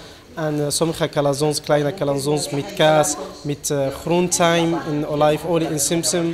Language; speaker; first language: Dutch; non-native, learner; Arabic